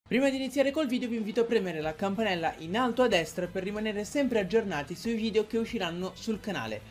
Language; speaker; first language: Italian; native; Italian